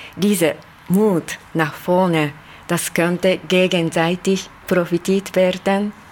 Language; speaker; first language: German; non-native, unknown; Japanese